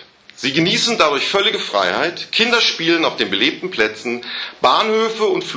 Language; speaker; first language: German; native; German